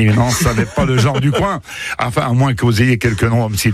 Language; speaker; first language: French; native; French